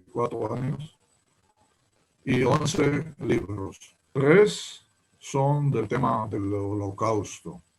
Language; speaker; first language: Spanish; non-native, fluent; Hebrew